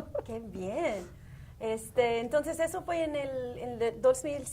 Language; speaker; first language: Spanish; early bilingual, heritage; Spanish